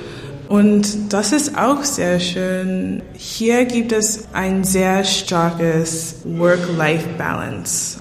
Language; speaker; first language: German; non-native, learner; English